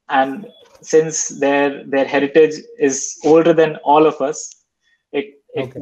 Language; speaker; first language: English; non-native, local second language; Hindi